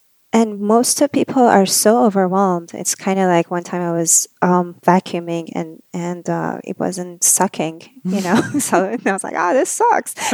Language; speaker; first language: English; non-native, fluent; Persian